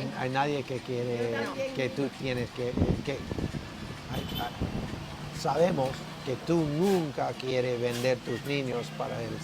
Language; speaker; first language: Spanish; non-native, learner; English